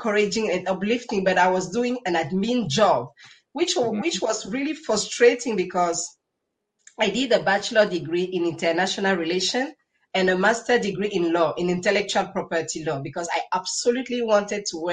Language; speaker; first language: English; non-native, local second language; French